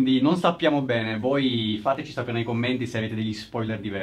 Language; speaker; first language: Italian; native; Italian